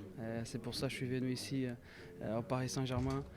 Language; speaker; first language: French; non-native, fluent; Portuguese